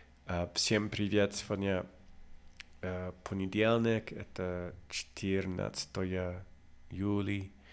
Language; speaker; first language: Russian; non-native, learner; English